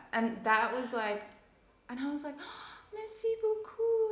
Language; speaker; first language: English; native; English